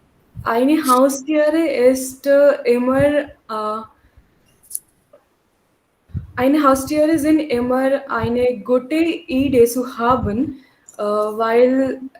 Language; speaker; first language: German; non-native, learner; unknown